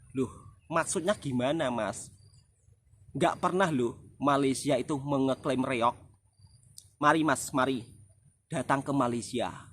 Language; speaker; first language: Indonesian; native; Indonesian